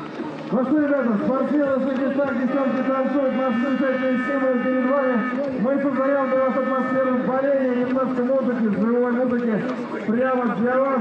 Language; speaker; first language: Russian; native; Russian